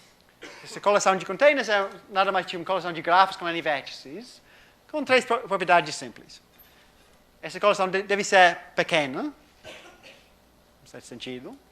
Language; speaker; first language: Portuguese; non-native, fluent; English